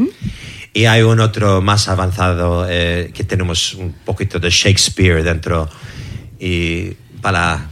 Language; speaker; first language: Spanish; non-native, fluent; English